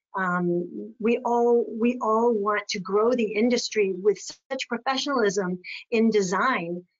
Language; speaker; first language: English; native; English